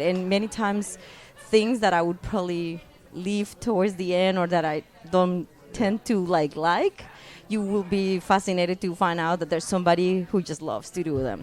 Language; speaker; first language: English; non-native, fluent; Spanish